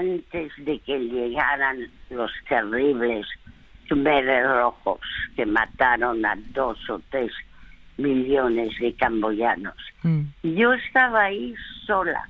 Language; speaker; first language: Spanish; early bilingual, other home language; French